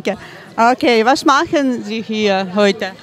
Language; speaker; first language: German; non-native, learner; Ukrainian